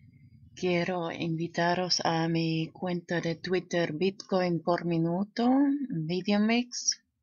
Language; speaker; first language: Spanish; non-native, fluent; German